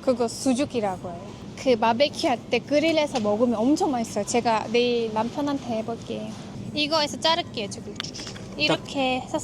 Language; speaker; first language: Korean; non-native, fluent; Turkish